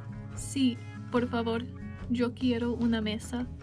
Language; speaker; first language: Spanish; non-native, learner; English